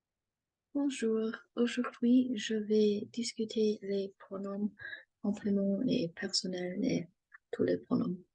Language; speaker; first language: French; non-native, learner; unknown